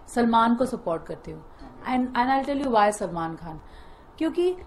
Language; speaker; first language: Hindi; native; Hindi